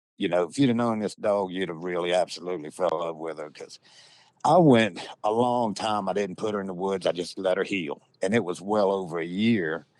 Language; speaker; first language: English; native; English